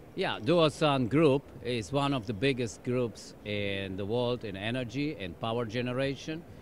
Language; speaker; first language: English; non-native, fluent; German